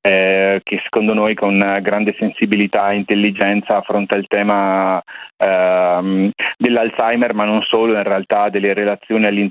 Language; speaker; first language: Italian; native; Italian